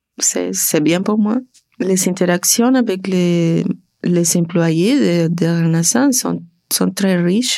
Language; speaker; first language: French; non-native, learner; Spanish